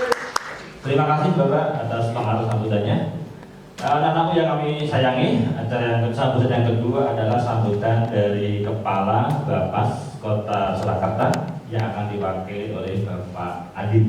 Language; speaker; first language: Indonesian; native; Indonesian